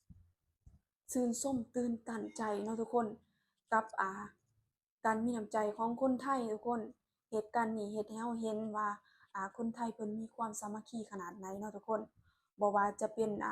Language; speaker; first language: Thai; non-native, local second language; Lao